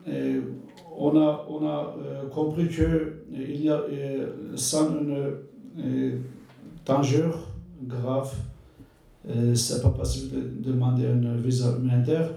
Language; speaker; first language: French; non-native, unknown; Turkish